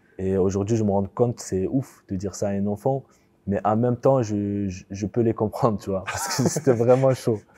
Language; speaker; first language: French; early bilingual, other home language; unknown